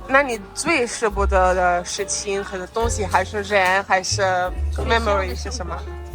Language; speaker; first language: Chinese; non-native, fluent; Arabic